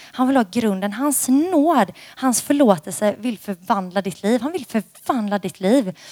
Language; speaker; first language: Swedish; native; Swedish